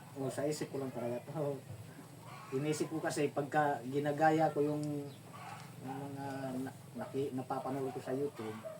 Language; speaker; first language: Filipino; non-native, local second language; Cebuano